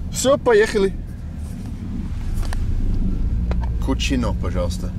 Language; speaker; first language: Russian; non-native, learner; English